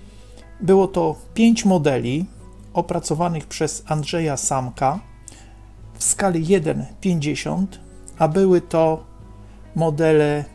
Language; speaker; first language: Polish; native; Polish